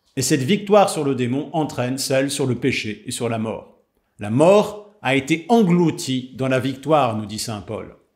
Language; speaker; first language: French; native; French